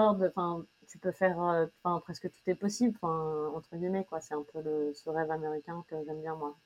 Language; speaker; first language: French; native; French